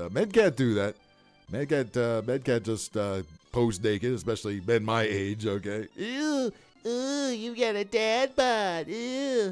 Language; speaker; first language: English; native; English